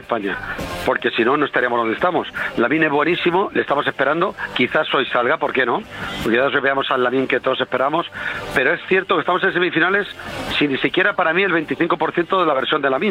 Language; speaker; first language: Spanish; native; Spanish